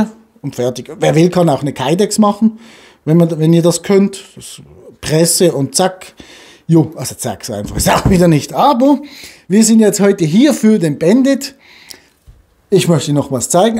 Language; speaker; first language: German; native; German